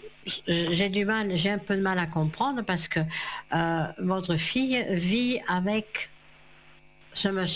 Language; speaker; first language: French; native; French